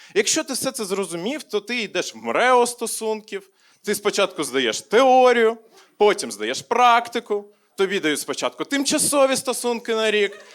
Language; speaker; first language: Ukrainian; non-native, local second language; Russian